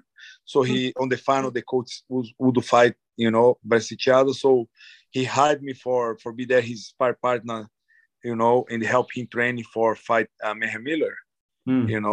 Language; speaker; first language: English; non-native, fluent; Portuguese